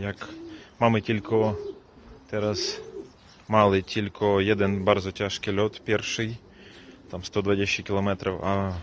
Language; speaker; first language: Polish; non-native, learner; Ukrainian